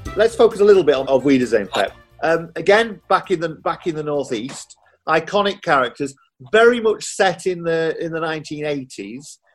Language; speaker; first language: English; native; English